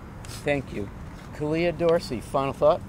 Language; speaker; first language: English; native; English